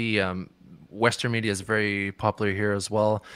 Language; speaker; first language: English; native; English